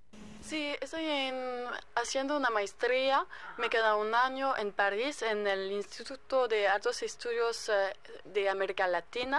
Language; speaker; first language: Spanish; non-native, fluent; French